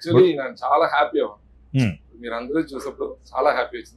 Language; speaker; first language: Telugu; non-native, learner; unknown